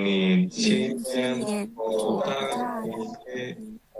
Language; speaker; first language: Chinese; non-native, learner; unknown